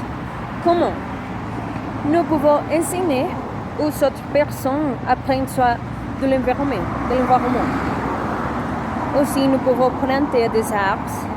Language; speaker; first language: French; non-native, learner; Spanish